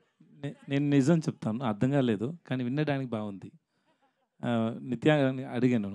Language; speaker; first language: Telugu; non-native, learner; Tamil